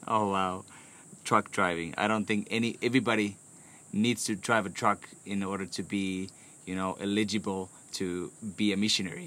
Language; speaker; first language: English; non-native, fluent; Finnish